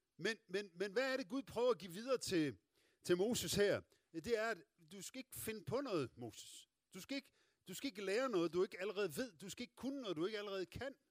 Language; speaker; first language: Danish; native; Danish